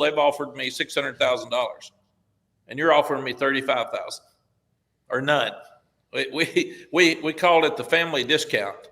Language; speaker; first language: English; native; English